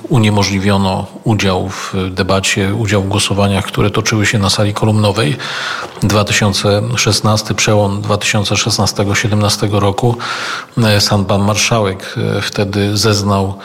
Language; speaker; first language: Polish; native; Polish